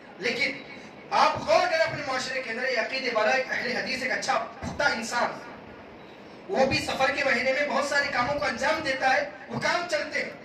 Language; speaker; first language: Urdu; native; Urdu